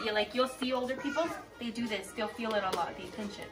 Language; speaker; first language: English; early bilingual, other home language; Spanish